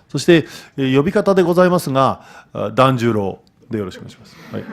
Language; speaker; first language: Japanese; native; Japanese